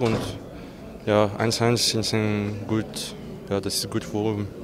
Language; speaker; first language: German; non-native, learner; French